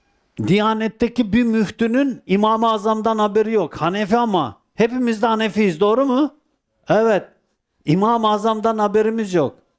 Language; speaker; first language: Turkish; native; Turkish